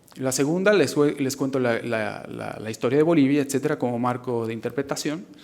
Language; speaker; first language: Spanish; native; Spanish